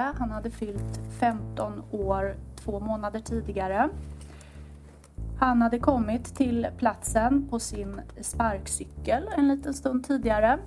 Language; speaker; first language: Swedish; native; Swedish